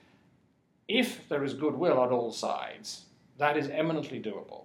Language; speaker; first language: English; native; English